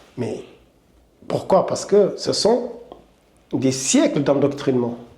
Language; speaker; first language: French; non-native, local second language; Wolof